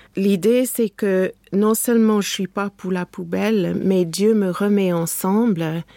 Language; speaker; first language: French; non-native, fluent; English